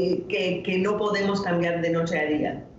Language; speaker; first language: Spanish; non-native, fluent; English